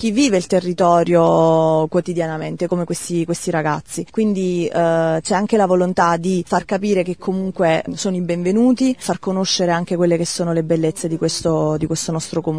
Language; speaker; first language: Italian; native; Italian